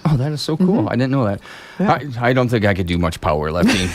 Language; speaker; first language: English; native; English